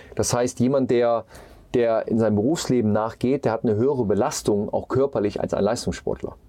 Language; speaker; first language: German; native; German